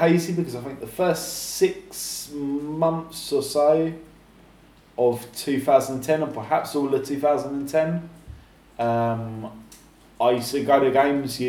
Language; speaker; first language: English; native; English